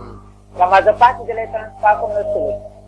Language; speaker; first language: Italian; non-native, learner; Portuguese